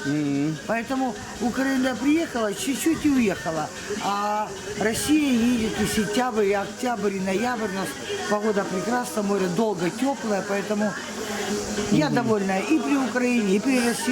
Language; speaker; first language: Russian; native; Russian